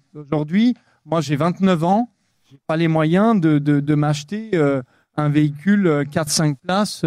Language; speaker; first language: French; native; French